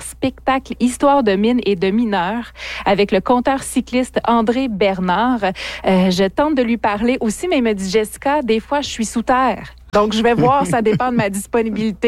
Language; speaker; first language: French; native; French